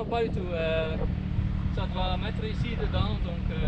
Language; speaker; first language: French; non-native, learner; Dutch